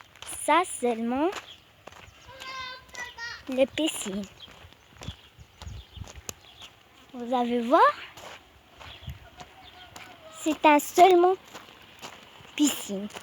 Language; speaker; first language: French; non-native, learner; Arabic